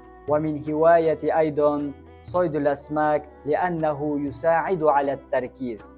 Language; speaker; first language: Arabic; non-native, learner; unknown